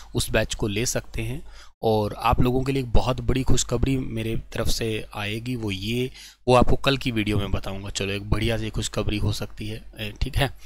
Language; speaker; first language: Hindi; native; Hindi